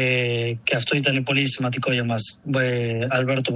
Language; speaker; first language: Greek; non-native, learner; Spanish